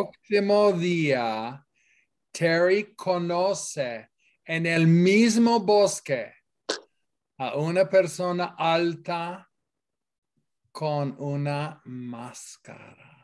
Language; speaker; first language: Spanish; non-native, fluent; English